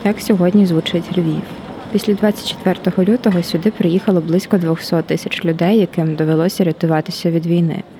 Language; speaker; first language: Ukrainian; native; Ukrainian